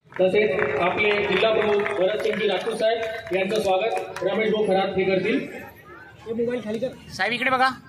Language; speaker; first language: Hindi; non-native, local second language; Marathi